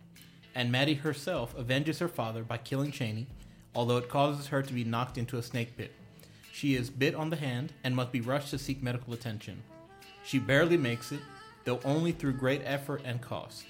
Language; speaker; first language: English; native; English